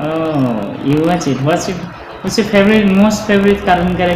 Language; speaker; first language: English; non-native, fluent; Bangla